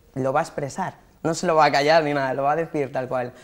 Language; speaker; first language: Spanish; native; Spanish